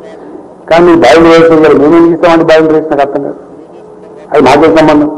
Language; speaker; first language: Telugu; native; Telugu